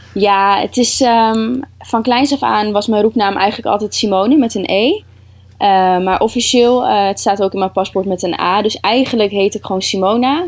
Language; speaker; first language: Dutch; early bilingual, other home language; Russian